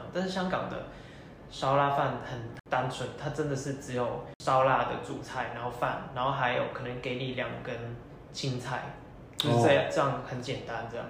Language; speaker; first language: Chinese; non-native, local second language; Cantonese